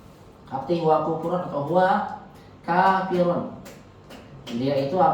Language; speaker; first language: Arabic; non-native, fluent; Indonesian